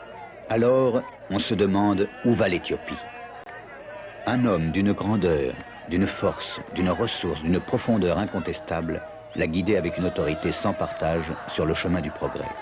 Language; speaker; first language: French; native; French